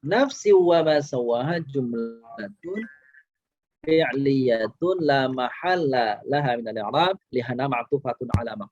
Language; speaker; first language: Arabic; non-native, fluent; Indonesian